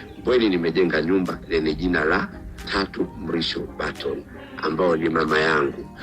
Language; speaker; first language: Swahili; native; Swahili